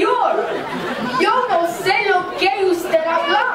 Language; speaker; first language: Spanish; non-native, learner; English